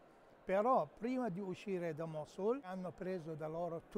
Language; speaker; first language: Italian; non-native, fluent; Arabic